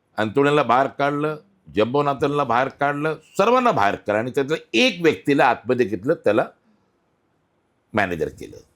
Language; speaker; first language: Marathi; non-native, local second language; Malayalam